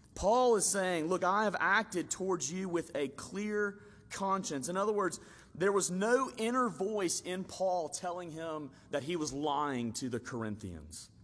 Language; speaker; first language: English; native; English